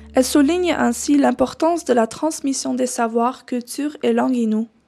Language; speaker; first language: French; non-native, fluent; Dutch